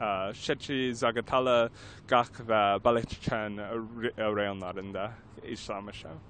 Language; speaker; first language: Turkish; non-native, learner; English